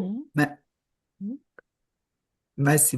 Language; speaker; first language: French; non-native, learner; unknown